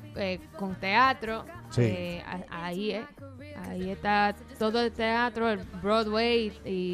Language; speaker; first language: Spanish; early bilingual, heritage; Spanish